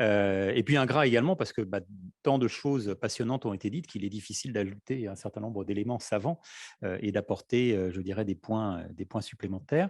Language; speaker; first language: French; native; French